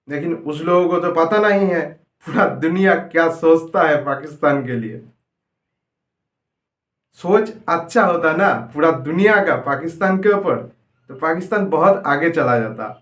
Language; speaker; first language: Hindi; non-native, local second language; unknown